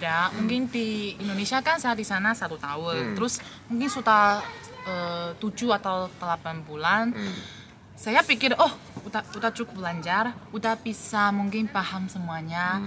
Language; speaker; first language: Indonesian; non-native, fluent; Chinese